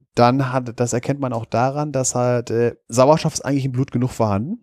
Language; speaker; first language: German; native; German